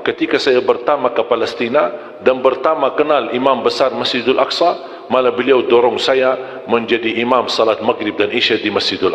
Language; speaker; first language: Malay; non-native, fluent; Arabic